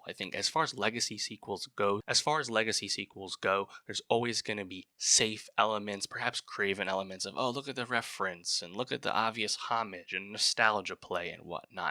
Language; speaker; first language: English; native; English